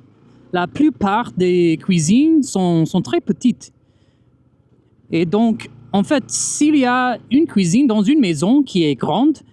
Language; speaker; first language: French; non-native, fluent; English